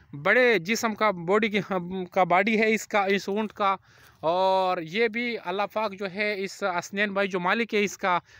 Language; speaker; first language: Urdu; non-native, local second language; Pashto